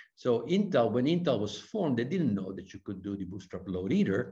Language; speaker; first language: English; non-native, fluent; Italian